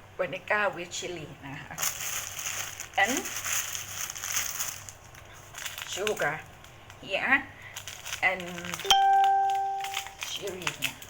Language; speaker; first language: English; non-native, learner; Thai